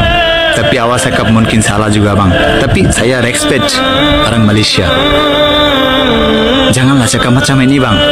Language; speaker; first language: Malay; non-native, learner; Bangla